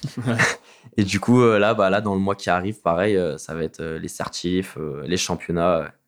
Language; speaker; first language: French; native; French